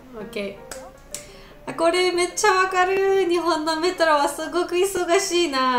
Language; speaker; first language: Japanese; non-native, learner; Georgian